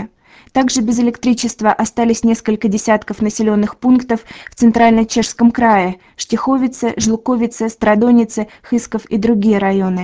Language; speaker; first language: Russian; native; Russian